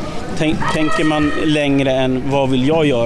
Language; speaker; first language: Swedish; native; Swedish